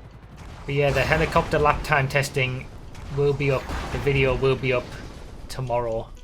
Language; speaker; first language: English; native; English